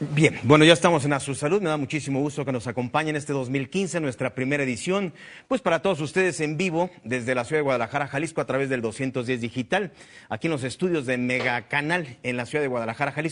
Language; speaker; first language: Spanish; native; Spanish